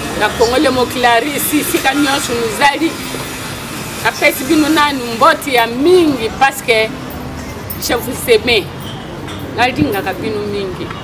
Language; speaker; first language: Lingala; non-native, local second language; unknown